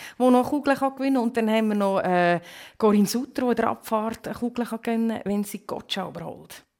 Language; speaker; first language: German; native; German